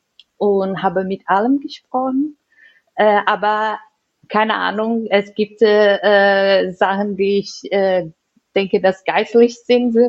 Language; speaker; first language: German; non-native, fluent; Portuguese